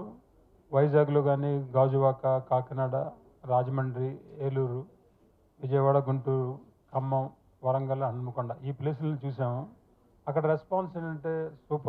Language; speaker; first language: Telugu; native; Telugu